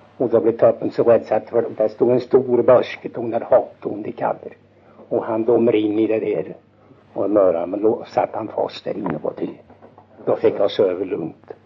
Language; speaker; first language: Swedish; native; Swedish